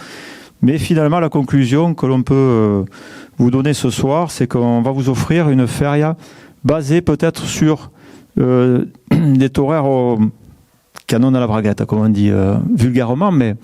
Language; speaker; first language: French; native; French